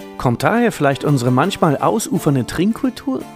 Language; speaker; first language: German; native; German